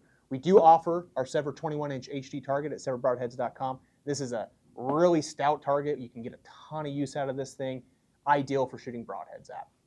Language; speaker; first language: English; native; English